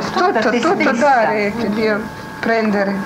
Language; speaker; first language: Italian; non-native, learner; Croatian